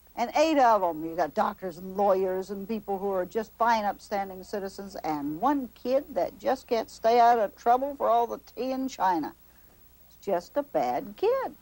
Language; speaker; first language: English; native; English